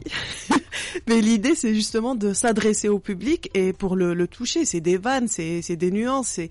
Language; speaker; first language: French; non-native, local second language; Arabic